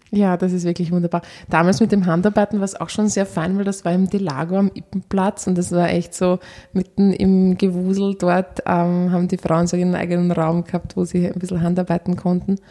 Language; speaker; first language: German; early bilingual, other home language; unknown